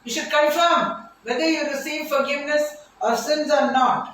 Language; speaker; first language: English; non-native, local second language; Tamil